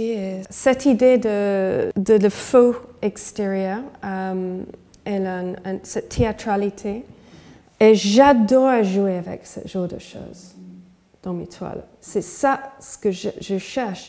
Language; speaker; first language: French; non-native, fluent; English